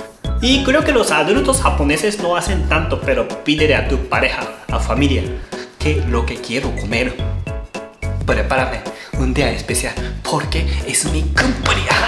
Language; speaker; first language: Spanish; non-native, learner; Japanese